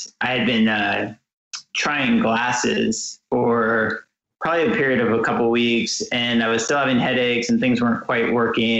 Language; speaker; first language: English; native; English